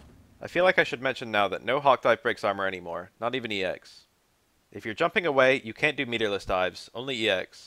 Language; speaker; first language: English; native; English